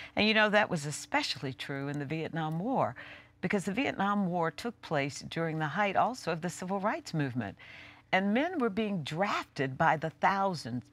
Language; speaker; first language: English; native; English